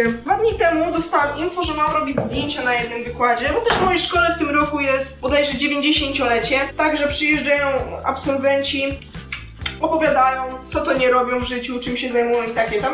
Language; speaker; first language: Polish; native; Polish